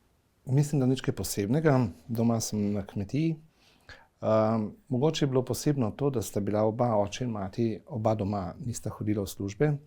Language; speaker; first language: Slovenian; native; Slovenian